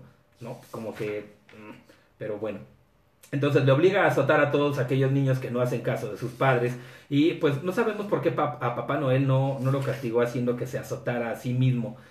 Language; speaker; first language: Spanish; native; Spanish